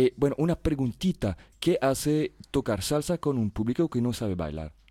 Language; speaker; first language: Spanish; non-native, fluent; French